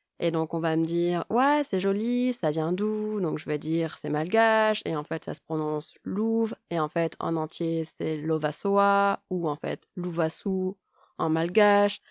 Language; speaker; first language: French; native; French